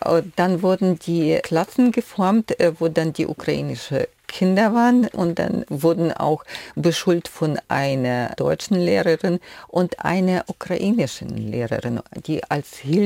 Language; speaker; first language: German; non-native, fluent; Ukrainian